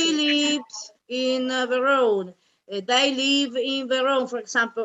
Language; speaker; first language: English; non-native, fluent; Italian